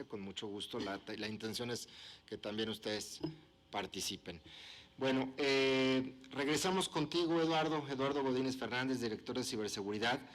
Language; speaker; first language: Spanish; native; Spanish